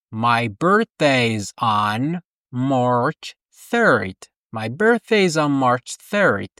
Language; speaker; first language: English; non-native, fluent; Persian